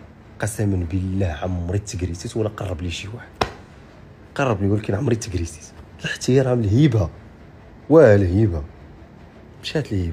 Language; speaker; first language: Arabic; native; Arabic